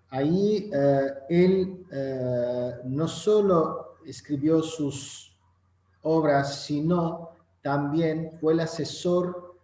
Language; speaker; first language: Spanish; non-native, learner; Azerbaijani